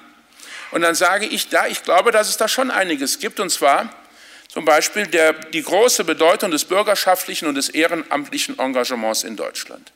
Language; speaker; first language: German; native; German